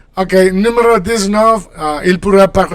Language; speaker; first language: French; non-native, fluent; Spanish